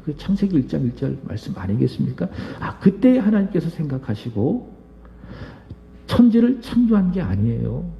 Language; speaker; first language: Korean; native; Korean